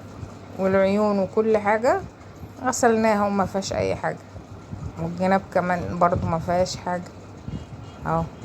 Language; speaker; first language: Arabic; native; Arabic